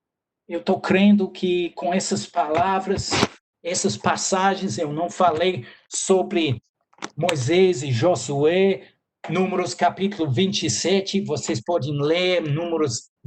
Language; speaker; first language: Portuguese; non-native, fluent; English